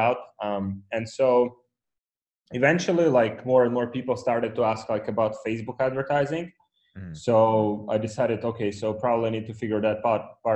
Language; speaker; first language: English; non-native, fluent; Ukrainian